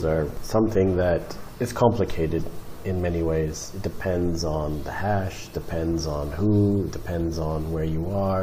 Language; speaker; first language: English; native; English